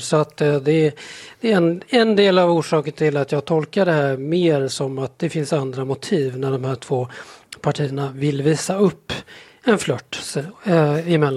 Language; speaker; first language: Swedish; native; Swedish